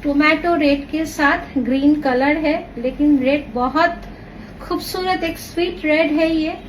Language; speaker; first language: Hindi; non-native, local second language; Bangla